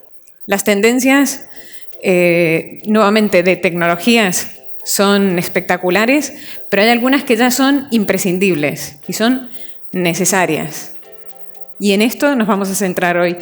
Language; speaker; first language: Spanish; native; Spanish